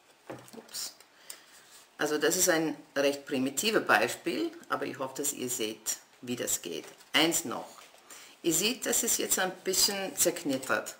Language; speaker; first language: German; non-native, fluent; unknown